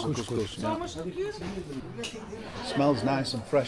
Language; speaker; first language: English; native; English